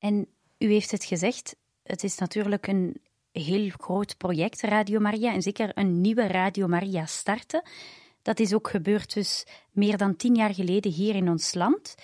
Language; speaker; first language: Dutch; native; Dutch